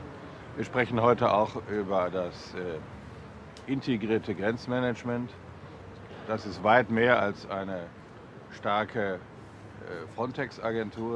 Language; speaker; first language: German; native; German